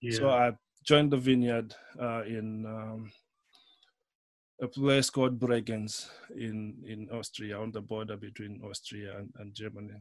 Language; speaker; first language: English; non-native, local second language; Nyanja